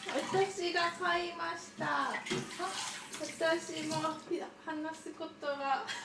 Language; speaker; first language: Japanese; non-native, learner; Korean